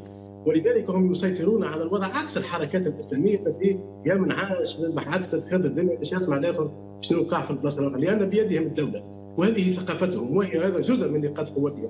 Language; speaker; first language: Arabic; native; Arabic